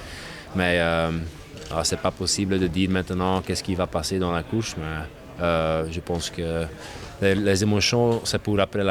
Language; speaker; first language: French; non-native, learner; Dutch